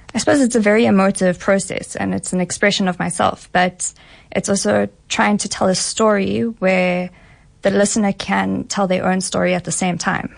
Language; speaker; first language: English; native; English